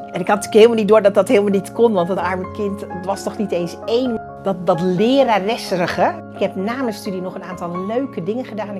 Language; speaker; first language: Dutch; early bilingual, other home language; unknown